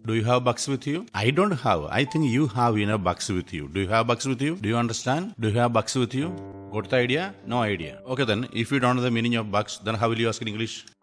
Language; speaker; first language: English; non-native, local second language; Malayalam